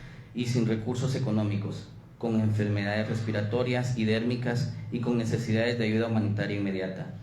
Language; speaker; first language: Spanish; native; Spanish